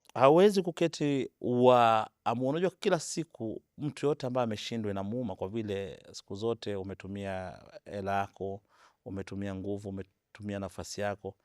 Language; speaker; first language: Swahili; non-native, local second language; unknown